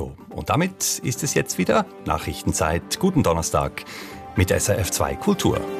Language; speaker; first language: German; native; German